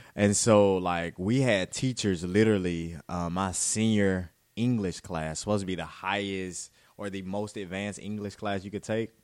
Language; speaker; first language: English; native; English